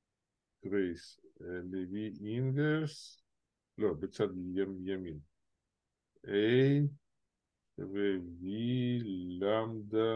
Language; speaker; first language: Hebrew; non-native, fluent; Russian